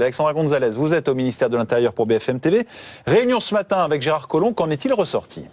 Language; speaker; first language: French; native; French